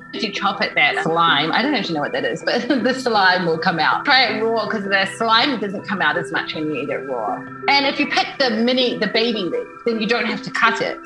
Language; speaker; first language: English; native; English